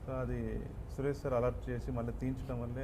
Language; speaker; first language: Telugu; native; Telugu